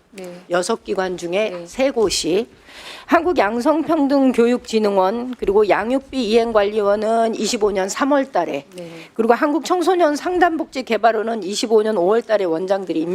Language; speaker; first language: Korean; native; Korean